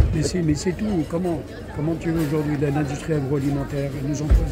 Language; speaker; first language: French; native; French